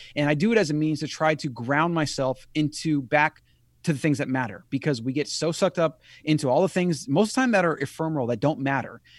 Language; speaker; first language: English; native; English